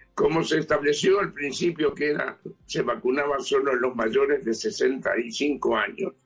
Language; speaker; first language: Spanish; native; Spanish